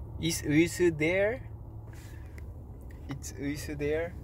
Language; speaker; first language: English; non-native, learner; Korean